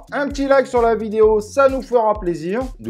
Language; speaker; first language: French; native; French